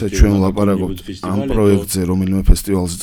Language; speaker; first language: Russian; non-native, local second language; Georgian